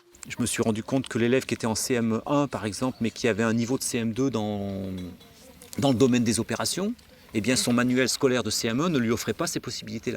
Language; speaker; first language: French; native; French